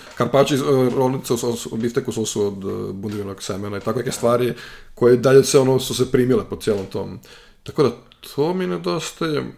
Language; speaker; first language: Serbian; native; Serbian